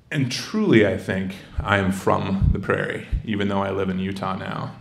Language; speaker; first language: English; native; English